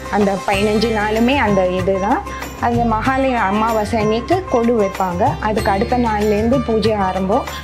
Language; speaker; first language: Tamil; non-native, local second language; Gujarati